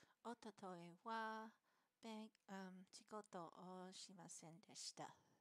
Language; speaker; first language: Japanese; non-native, learner; English